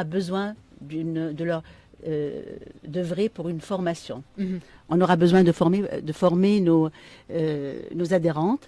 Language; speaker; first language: French; non-native, local second language; Arabic